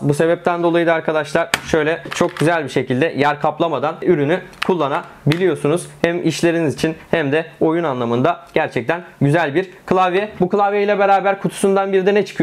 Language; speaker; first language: Turkish; native; Turkish